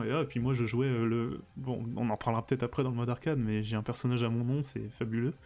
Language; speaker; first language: French; native; French